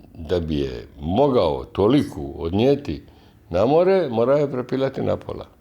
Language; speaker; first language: Croatian; native; Croatian